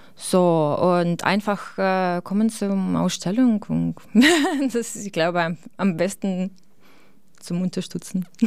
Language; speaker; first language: German; non-native, learner; Ukrainian